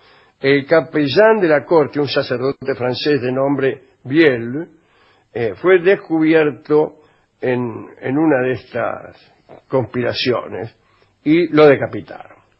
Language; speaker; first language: Spanish; native; Spanish